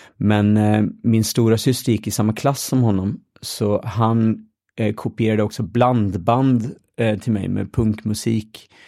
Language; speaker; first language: Swedish; native; Swedish